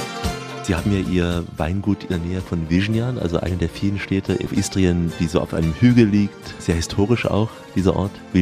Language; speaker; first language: German; native; German